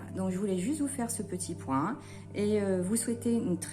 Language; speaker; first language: French; native; French